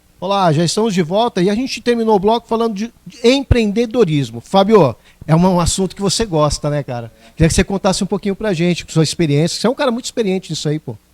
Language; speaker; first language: Portuguese; native; Portuguese